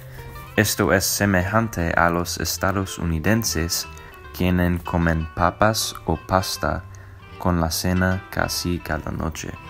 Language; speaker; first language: Spanish; non-native, learner; English